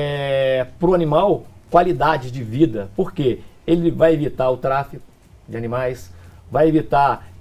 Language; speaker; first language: Portuguese; native; Portuguese